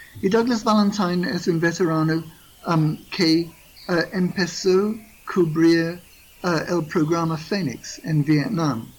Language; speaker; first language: Spanish; non-native, fluent; English